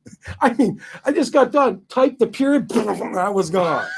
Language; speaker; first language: English; native; English